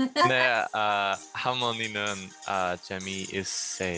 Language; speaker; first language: Korean; non-native, learner; English